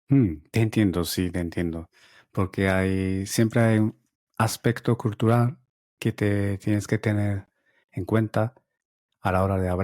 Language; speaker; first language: Spanish; non-native, learner; Japanese